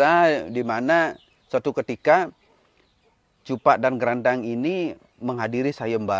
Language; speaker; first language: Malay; non-native, local second language; Balinese